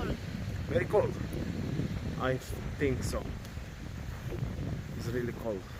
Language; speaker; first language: English; non-native, learner; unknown